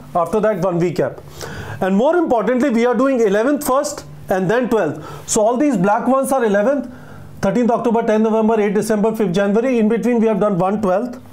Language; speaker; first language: English; non-native, local second language; Hindi